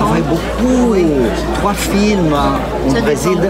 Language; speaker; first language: French; non-native, learner; Portuguese